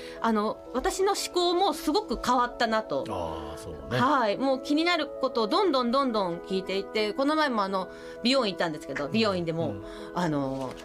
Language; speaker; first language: Japanese; native; Japanese